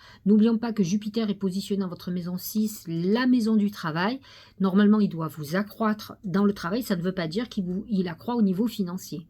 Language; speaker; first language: French; native; French